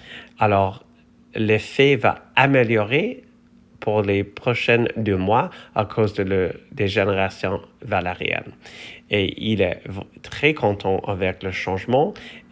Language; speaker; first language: French; non-native, fluent; English